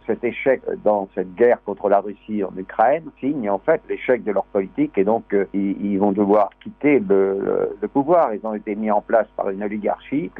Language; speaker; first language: French; native; French